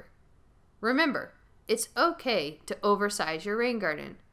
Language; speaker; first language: English; native; English